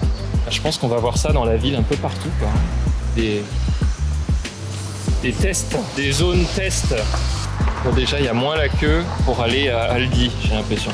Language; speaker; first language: French; native; French